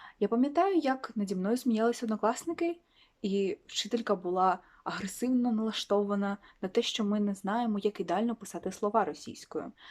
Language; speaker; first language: Ukrainian; non-native, local second language; Russian